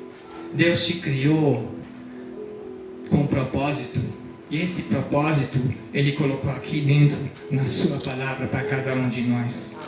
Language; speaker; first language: Portuguese; non-native, fluent; German